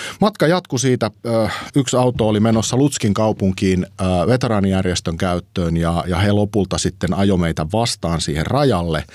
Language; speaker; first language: Finnish; native; Finnish